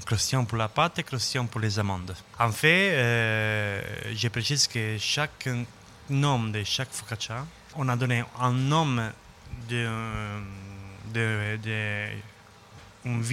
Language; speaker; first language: French; non-native, learner; Italian